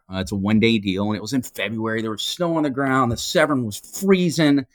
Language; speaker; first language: English; native; English